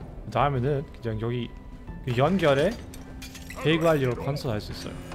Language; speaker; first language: Korean; non-native, learner; German